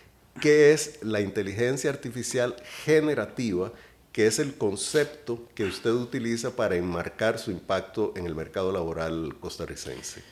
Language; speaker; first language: Spanish; native; Spanish